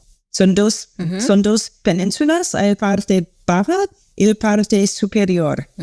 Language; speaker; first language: Spanish; non-native, learner; English